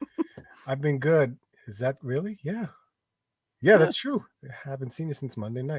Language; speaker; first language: English; native; English